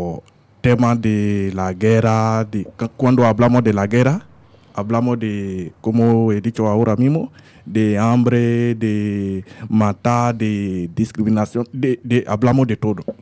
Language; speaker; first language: Spanish; non-native, learner; French